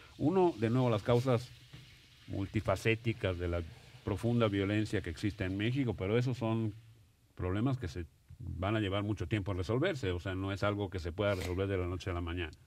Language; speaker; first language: Spanish; non-native, fluent; Italian